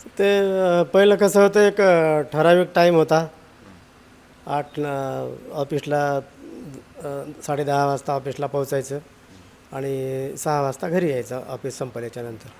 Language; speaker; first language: Marathi; native; Marathi